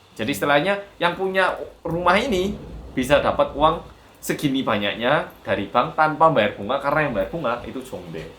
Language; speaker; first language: Indonesian; early bilingual, other home language; Korean